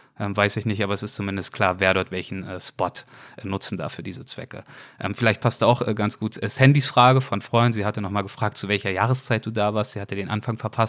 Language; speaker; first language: German; native; German